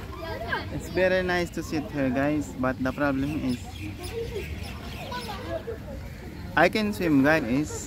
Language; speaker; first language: English; non-native, local second language; Filipino